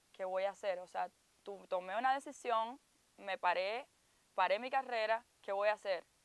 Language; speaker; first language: Spanish; native; Spanish